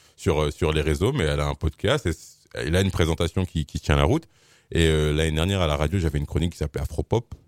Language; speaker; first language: French; native; French